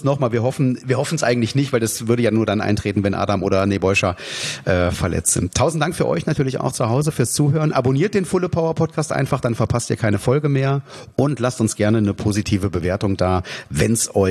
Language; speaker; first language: German; native; German